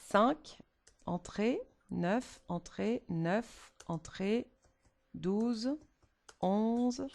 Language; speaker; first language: French; native; French